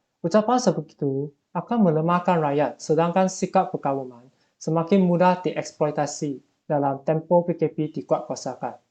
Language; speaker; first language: Malay; non-native, local second language; Chinese